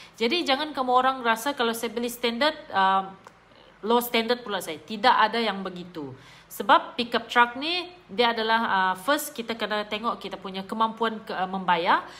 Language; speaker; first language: Malay; native; Malay